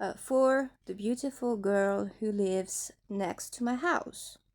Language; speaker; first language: English; non-native, fluent; French